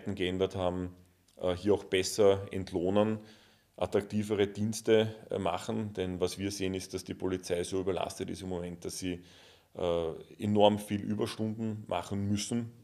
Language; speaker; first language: German; native; German